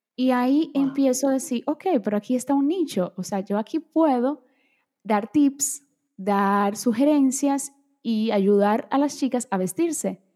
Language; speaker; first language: Spanish; early bilingual, other home language; Portuguese